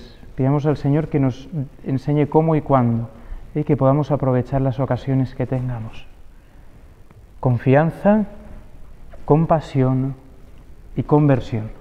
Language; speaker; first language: Spanish; native; Spanish